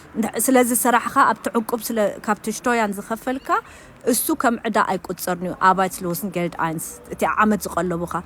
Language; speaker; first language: Tigrinya; early bilingual, heritage; German